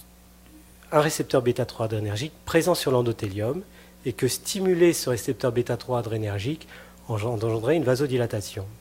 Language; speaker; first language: French; native; French